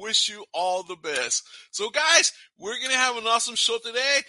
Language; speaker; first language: English; early bilingual, other home language; Spanish